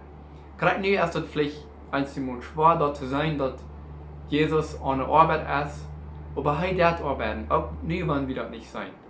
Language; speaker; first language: German; non-native, learner; Plautdietsch